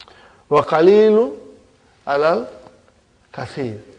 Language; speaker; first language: Arabic; non-native, fluent; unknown